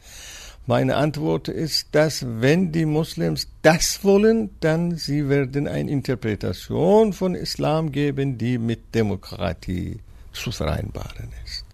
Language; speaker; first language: German; non-native, fluent; Persian